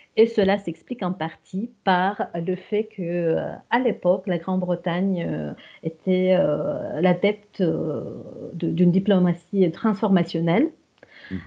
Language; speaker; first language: French; non-native, fluent; Romanian